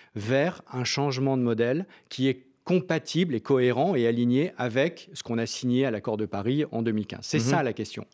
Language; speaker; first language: French; native; French